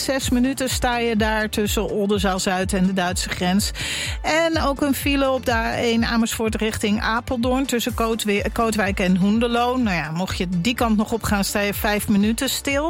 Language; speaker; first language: Dutch; native; Dutch